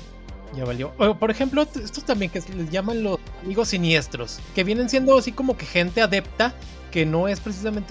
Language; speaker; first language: Spanish; native; Spanish